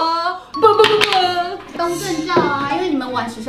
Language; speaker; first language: Chinese; native; Chinese